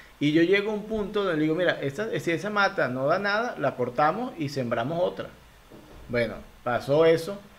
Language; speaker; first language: Spanish; native; Spanish